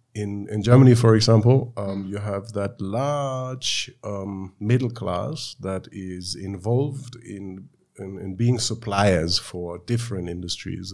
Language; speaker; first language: English; non-native, fluent; German